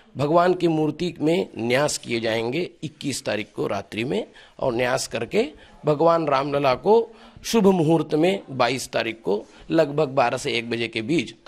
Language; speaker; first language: Hindi; native; Hindi